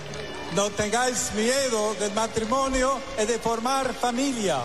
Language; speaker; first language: Spanish; non-native, fluent; English